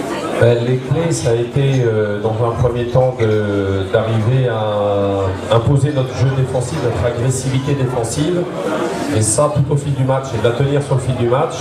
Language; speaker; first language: French; native; French